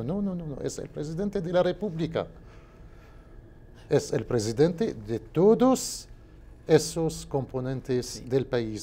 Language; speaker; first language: Portuguese; non-native, learner; Spanish